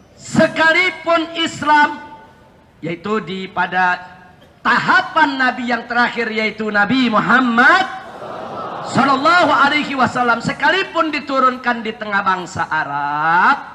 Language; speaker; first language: Indonesian; native; Indonesian